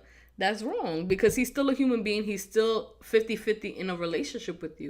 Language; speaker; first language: English; native; English